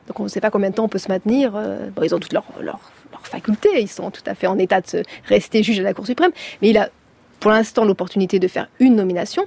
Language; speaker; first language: French; native; French